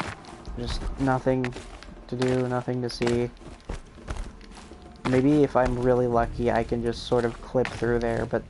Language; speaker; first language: English; native; English